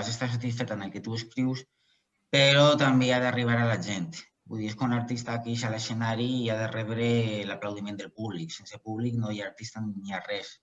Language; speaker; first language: Catalan; non-native, local second language; Spanish